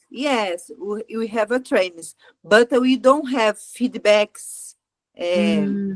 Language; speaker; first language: English; non-native, learner; Portuguese